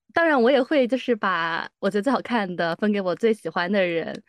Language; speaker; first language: Chinese; native; Chinese